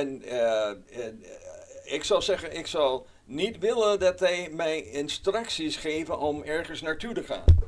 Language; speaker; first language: Dutch; non-native, fluent; English